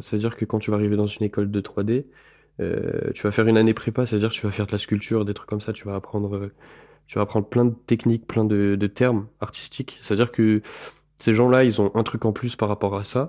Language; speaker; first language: French; native; French